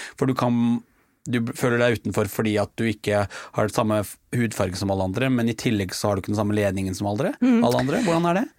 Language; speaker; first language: Norwegian; native; Norwegian